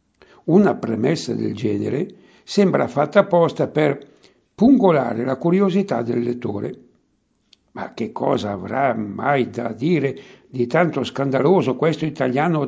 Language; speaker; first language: Italian; native; Italian